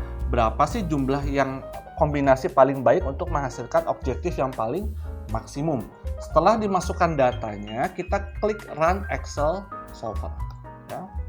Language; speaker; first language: Indonesian; native; Indonesian